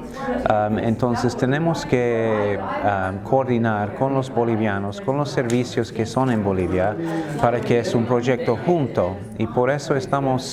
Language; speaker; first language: Spanish; non-native, fluent; English